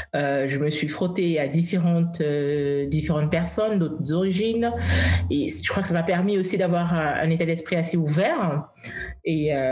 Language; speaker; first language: French; early bilingual, heritage; English